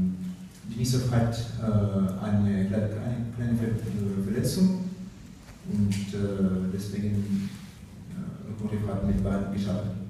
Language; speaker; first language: German; non-native, learner; Russian